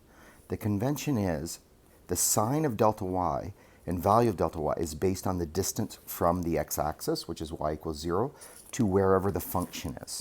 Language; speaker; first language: English; native; English